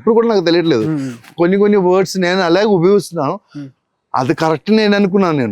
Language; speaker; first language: Telugu; non-native, local second language; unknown